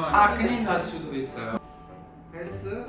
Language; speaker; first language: Korean; non-native, learner; Italian